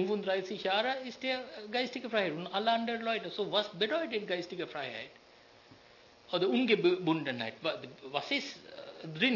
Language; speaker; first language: German; non-native, learner; Sinhala